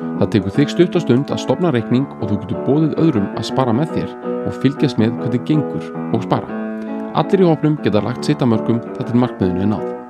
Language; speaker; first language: Icelandic; early bilingual, heritage; Icelandic